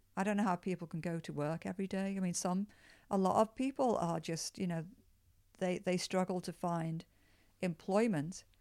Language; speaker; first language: English; native; English